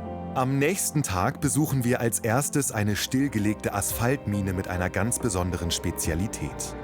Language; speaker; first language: German; native; German